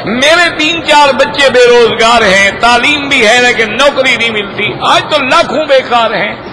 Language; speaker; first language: Urdu; native; Urdu